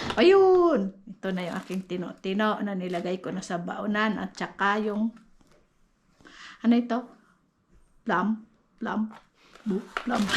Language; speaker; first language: Filipino; native; Filipino